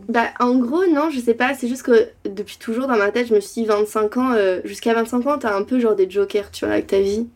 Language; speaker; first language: French; native; French